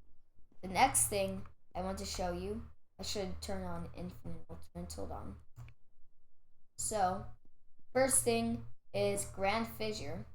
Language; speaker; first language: English; native; English